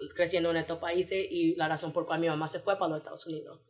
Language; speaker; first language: Spanish; early bilingual, heritage; Spanish